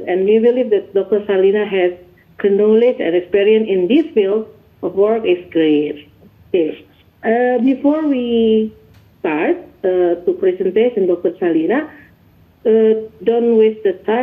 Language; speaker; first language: English; non-native, learner; Indonesian